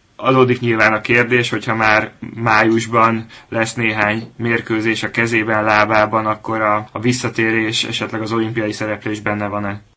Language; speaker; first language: Hungarian; native; Hungarian